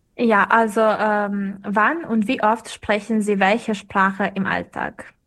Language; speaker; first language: German; non-native, fluent; Serbian